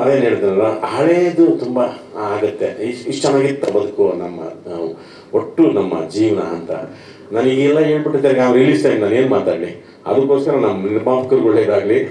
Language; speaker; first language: Kannada; native; Kannada